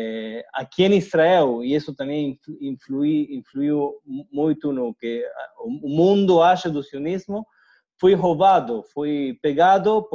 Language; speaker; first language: Portuguese; non-native, fluent; Spanish